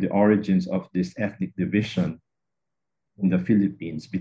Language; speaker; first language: English; non-native, local second language; Min Nan Chinese